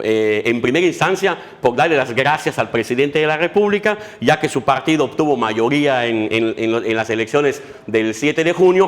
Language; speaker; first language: Spanish; native; Spanish